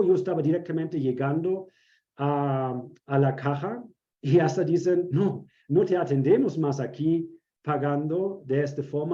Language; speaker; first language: Spanish; non-native, fluent; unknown